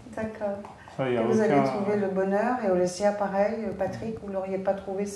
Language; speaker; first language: French; native; French